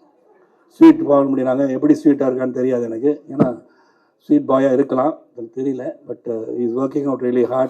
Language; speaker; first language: Tamil; native; Tamil